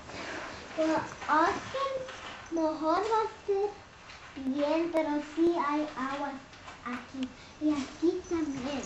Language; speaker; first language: Spanish; early bilingual, heritage; English